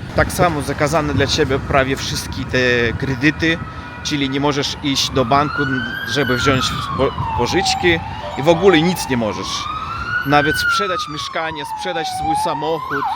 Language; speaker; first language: Polish; non-native, learner; Russian